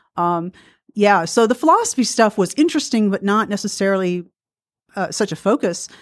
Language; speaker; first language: English; native; English